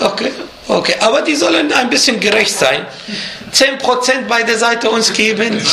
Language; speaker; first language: German; non-native, fluent; Arabic